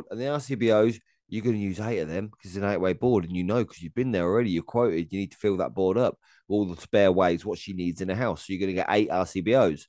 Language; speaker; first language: English; native; English